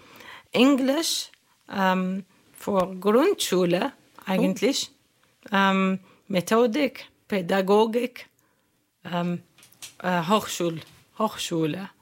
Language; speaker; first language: German; non-native, learner; Arabic